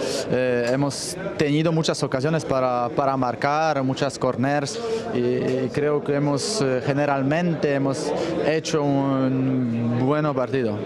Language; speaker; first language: Spanish; non-native, fluent; Polish